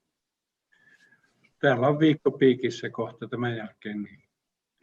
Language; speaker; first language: Finnish; native; Finnish